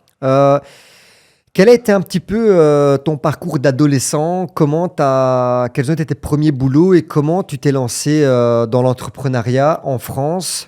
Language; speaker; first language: French; native; French